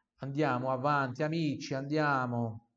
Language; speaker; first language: Italian; non-native, fluent; Portuguese